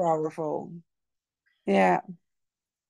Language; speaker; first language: English; non-native, learner; Dutch